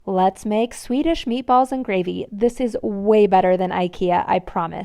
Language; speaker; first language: English; native; English